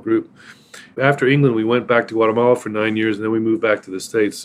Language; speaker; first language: English; native; English